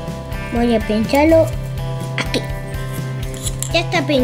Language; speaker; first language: Spanish; native; Spanish